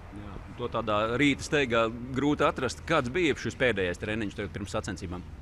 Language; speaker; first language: Latvian; native; Latvian